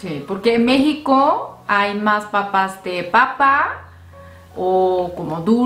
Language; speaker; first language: Spanish; non-native, fluent; Korean